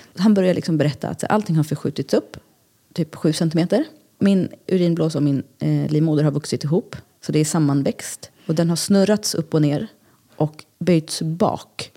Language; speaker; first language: Swedish; early bilingual, other home language; Greek